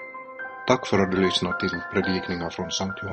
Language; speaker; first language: Swedish; native; Swedish